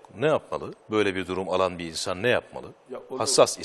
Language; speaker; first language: Turkish; native; Turkish